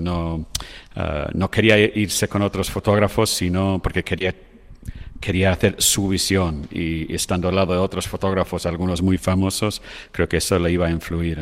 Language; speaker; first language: Spanish; non-native, fluent; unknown